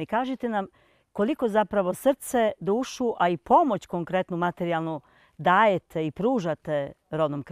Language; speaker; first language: Serbian; native; Serbian